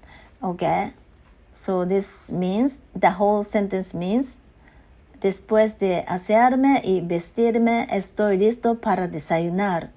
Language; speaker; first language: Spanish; non-native, learner; Japanese